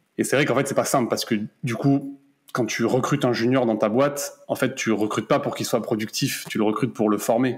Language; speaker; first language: French; native; French